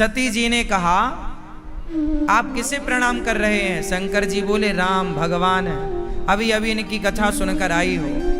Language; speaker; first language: Hindi; native; Hindi